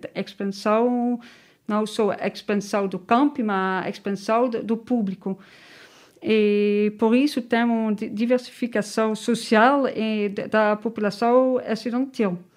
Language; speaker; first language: Portuguese; non-native, learner; Dutch